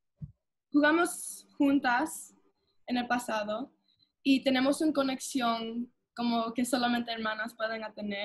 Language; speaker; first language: Spanish; early bilingual, heritage; English